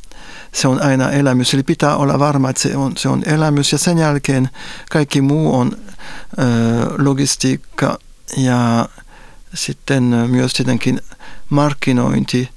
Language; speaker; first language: Finnish; non-native, fluent; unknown